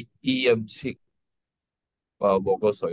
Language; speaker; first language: Korean; non-native, learner; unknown